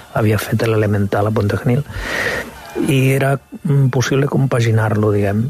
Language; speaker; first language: Catalan; non-native, local second language; Spanish